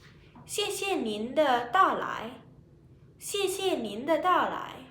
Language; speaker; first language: Chinese; non-native, fluent; Sinhala